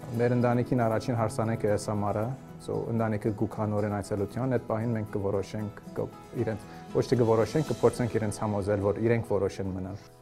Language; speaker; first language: Armenian; early bilingual, heritage; Armenian